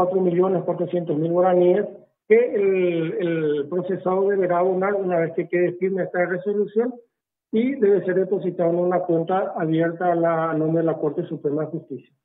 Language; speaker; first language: Spanish; native; Spanish